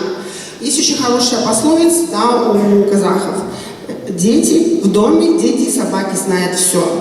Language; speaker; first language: Russian; native; Russian